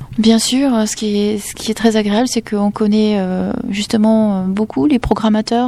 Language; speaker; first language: French; native; French